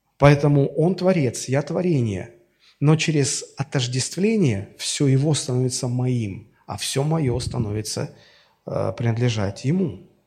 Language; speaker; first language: Russian; native; Russian